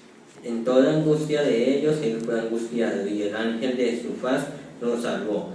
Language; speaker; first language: Spanish; native; Spanish